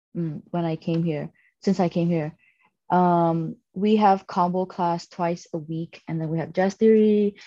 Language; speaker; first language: English; non-native, fluent; Vietnamese